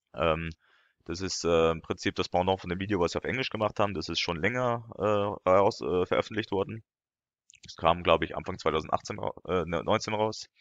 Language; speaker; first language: German; non-native, fluent; French